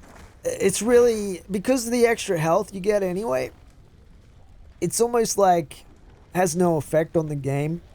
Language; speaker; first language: English; native; English